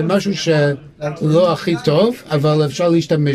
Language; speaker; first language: Hebrew; non-native, fluent; English